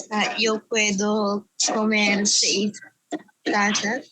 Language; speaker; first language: Spanish; non-native, learner; Filipino